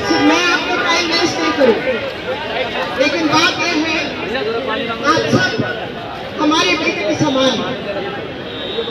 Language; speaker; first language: Hindi; non-native, local second language; Telugu